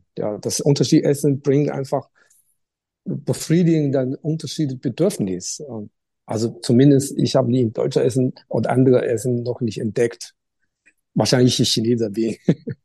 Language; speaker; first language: German; non-native, fluent; Chinese